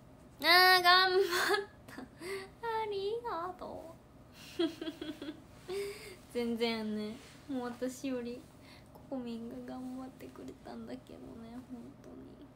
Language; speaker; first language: Japanese; native; Japanese